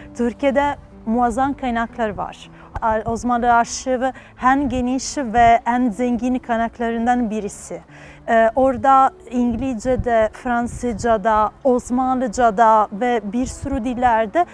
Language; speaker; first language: Turkish; non-native, learner; Italian